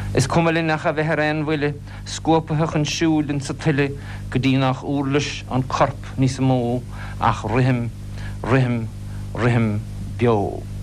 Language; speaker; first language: Irish; non-native, local second language; English